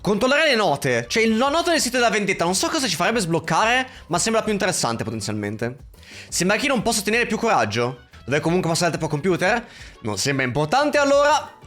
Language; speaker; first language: Italian; native; Italian